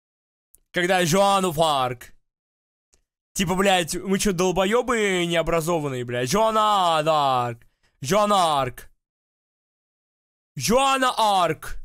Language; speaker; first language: Russian; native; Russian